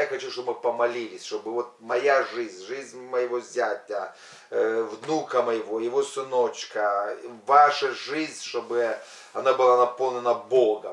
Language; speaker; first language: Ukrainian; non-native, local second language; Russian